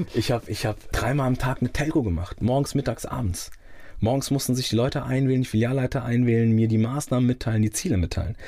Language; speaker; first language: German; native; German